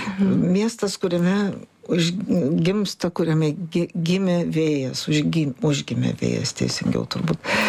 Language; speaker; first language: Lithuanian; early bilingual, heritage; Lithuanian